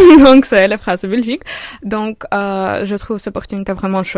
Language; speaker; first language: French; non-native, learner; Ukrainian